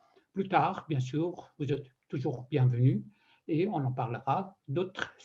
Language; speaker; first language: French; non-native, fluent; Persian